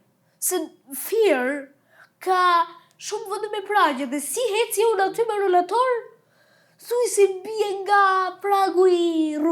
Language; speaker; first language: Albanian; early bilingual, heritage; Albanian